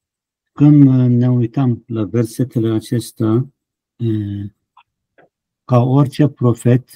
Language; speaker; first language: Romanian; non-native, fluent; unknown